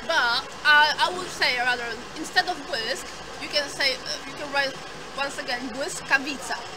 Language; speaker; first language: English; non-native, fluent; Polish